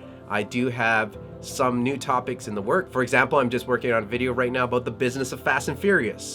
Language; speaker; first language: English; native; English